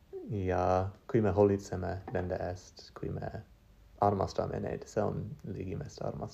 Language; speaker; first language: Estonian; non-native, learner; English